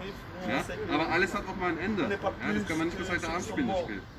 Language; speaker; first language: German; native; German